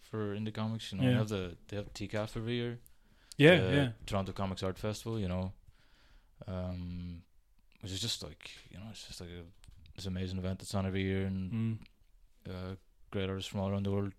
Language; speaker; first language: English; native; English